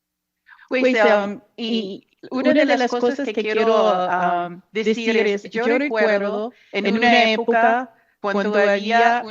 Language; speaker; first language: Spanish; non-native, fluent; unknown